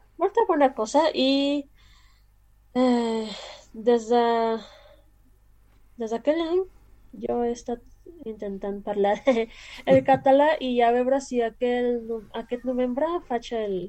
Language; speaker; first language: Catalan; non-native, learner; Spanish